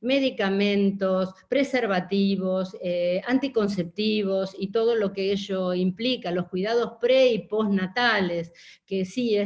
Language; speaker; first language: Spanish; native; Spanish